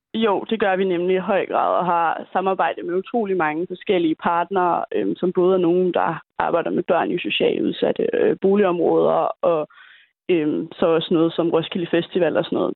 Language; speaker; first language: Danish; native; Danish